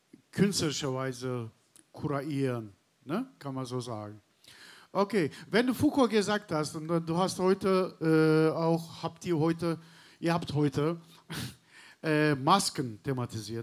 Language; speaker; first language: German; non-native, learner; Turkish